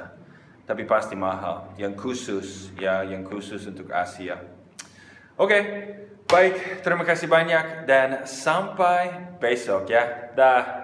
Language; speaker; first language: Indonesian; non-native, fluent; English